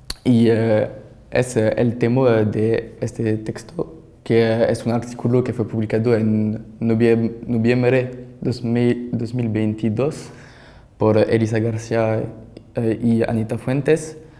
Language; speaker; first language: Spanish; non-native, learner; French